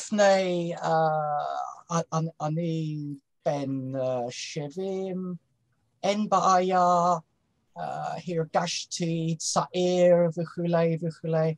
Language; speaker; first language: Hebrew; non-native, learner; English